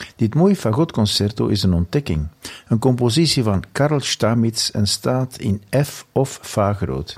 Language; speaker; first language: Dutch; native; Dutch